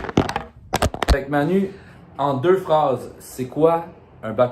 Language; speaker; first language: French; native; French